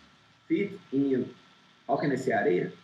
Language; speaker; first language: English; non-native, learner; Portuguese